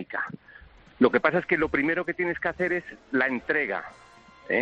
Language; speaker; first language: Spanish; native; Spanish